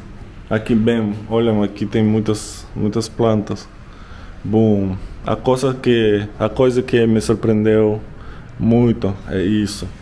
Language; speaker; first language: Portuguese; non-native, learner; Russian